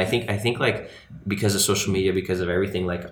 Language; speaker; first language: English; early bilingual, other home language; French